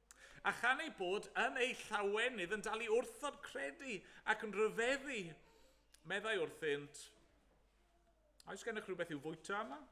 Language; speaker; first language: Welsh; native; Welsh